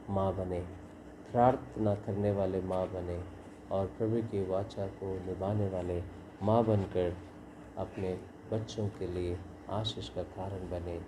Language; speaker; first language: Hindi; non-native, local second language; Kannada